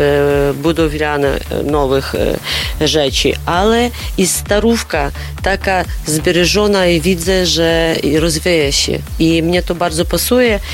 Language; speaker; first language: Polish; non-native, learner; Ukrainian